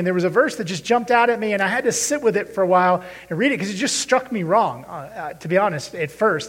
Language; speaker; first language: English; native; English